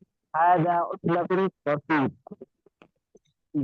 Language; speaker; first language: Arabic; non-native, learner; Urdu